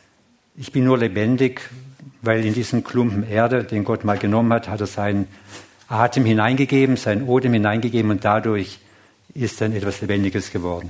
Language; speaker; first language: German; non-native, fluent; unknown